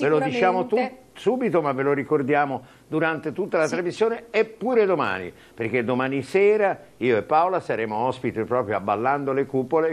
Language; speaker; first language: Italian; native; Italian